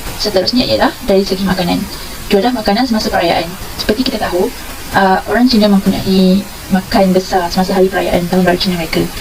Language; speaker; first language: Malay; native; Malay